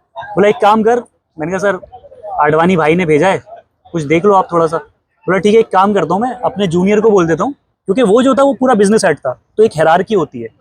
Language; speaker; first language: Hindi; native; Hindi